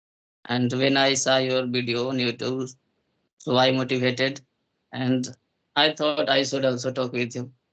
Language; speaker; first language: English; non-native, local second language; Hindi